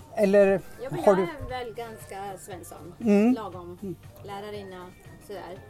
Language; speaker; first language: Swedish; native; Swedish